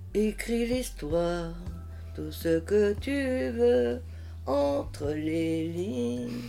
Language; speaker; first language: French; early bilingual, heritage; French